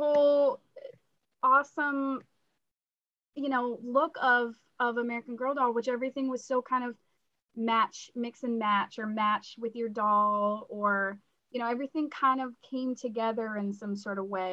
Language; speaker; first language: English; native; English